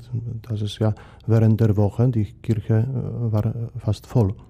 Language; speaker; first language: German; non-native, fluent; Polish